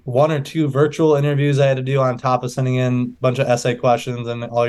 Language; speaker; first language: English; native; English